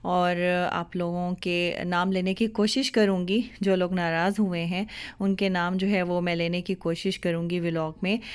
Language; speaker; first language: Hindi; native; Hindi